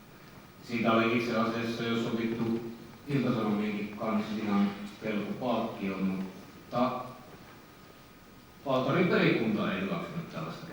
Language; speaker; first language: Finnish; native; Finnish